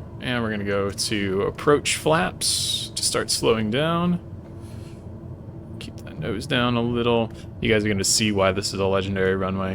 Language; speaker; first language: English; native; English